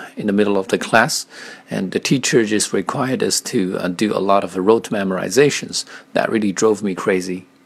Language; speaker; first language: English; non-native, fluent; Chinese